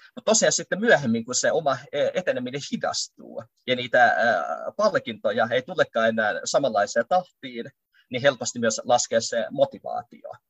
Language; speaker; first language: Finnish; early bilingual, other home language; Russian